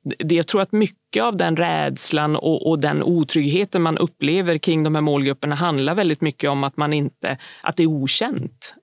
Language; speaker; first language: Swedish; native; Swedish